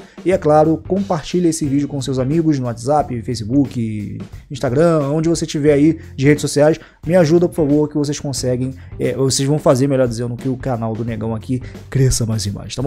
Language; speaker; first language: Portuguese; native; Portuguese